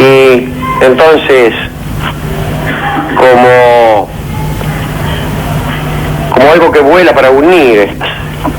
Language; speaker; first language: Spanish; native; Spanish